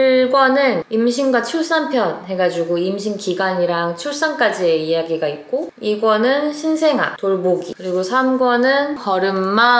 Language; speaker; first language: Korean; native; Korean